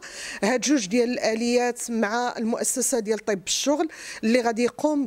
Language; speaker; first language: Arabic; native; Arabic